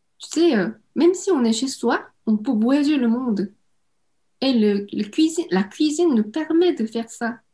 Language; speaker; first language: French; non-native, fluent; Korean